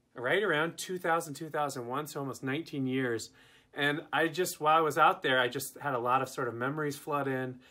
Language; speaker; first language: English; native; English